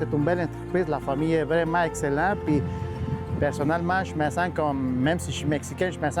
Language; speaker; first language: French; native; French